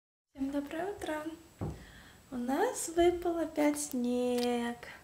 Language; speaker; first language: Russian; early bilingual, heritage; Russian